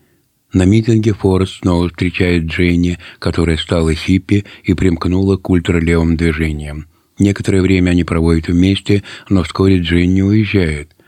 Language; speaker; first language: Russian; native; Russian